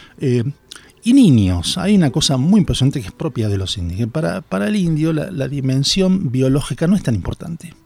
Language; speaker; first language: Spanish; native; Spanish